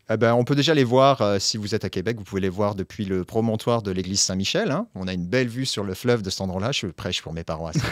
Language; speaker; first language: French; native; French